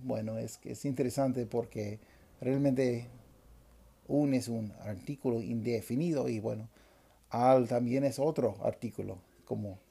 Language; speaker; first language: Spanish; non-native, fluent; English